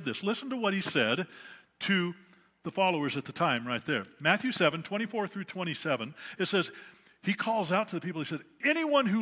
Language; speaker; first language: English; native; English